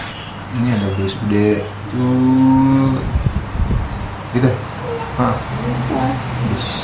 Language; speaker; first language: Indonesian; native; Indonesian